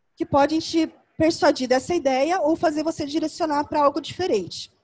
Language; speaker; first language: Portuguese; native; Portuguese